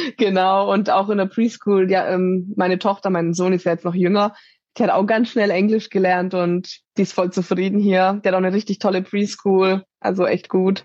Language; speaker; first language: German; native; German